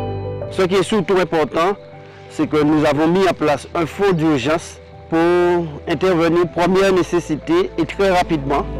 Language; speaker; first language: French; native; French